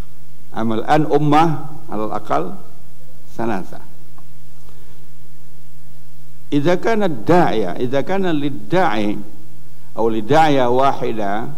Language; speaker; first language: Arabic; non-native, fluent; Indonesian